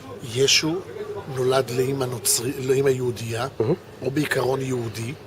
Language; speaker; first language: Hebrew; native; Hebrew